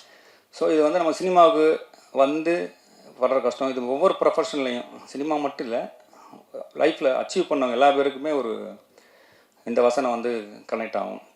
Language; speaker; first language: Tamil; native; Tamil